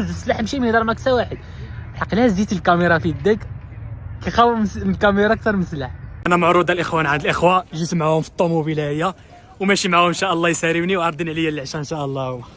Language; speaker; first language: Arabic; native; Arabic